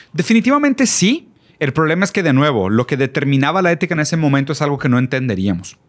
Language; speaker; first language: Spanish; early bilingual, other home language; Portuguese